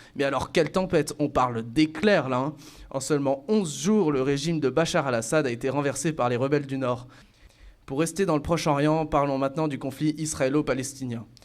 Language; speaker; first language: French; native; French